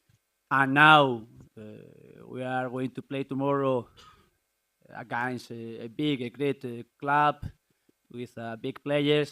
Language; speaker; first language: English; non-native, learner; Spanish